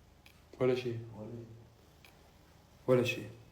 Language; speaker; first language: Arabic; native; Arabic